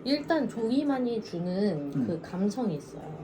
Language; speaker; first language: Korean; native; Korean